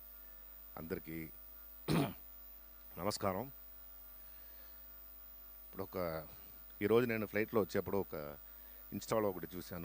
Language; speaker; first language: Telugu; non-native, local second language; Tamil